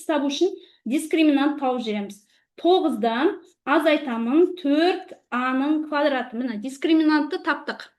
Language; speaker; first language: Kazakh; native; Kazakh